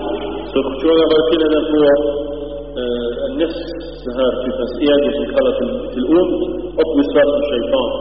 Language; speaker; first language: Swedish; early bilingual, other home language; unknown